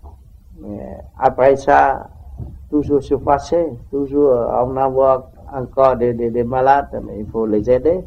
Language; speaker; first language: French; non-native, learner; Vietnamese